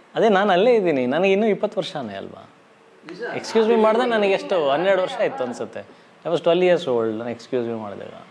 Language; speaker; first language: Kannada; native; Kannada